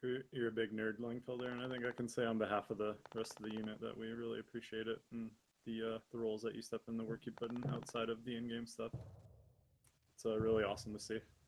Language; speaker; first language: English; native; English